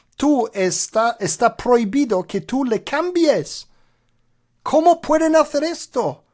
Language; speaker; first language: Spanish; non-native, fluent; English